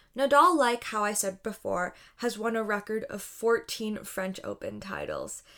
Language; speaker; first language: English; native; English